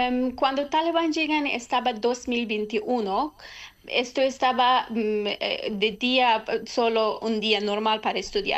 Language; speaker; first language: Spanish; non-native, learner; Persian